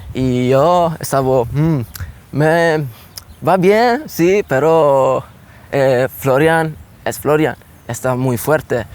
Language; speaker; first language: Spanish; non-native, learner; Italian